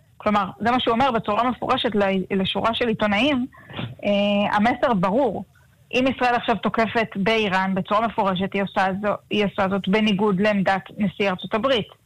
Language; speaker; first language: Hebrew; native; Hebrew